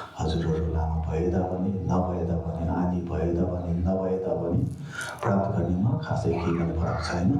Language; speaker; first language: Nepali; non-native, local second language; Tibetan